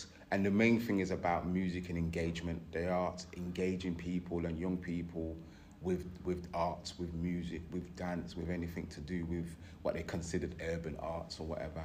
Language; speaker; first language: English; native; English